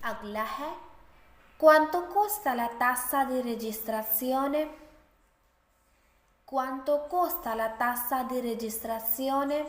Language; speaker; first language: Italian; non-native, fluent; Urdu